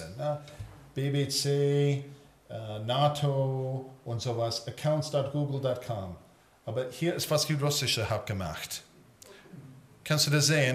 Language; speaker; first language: German; early bilingual, heritage; English